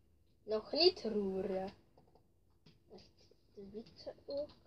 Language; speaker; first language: Dutch; early bilingual, other home language; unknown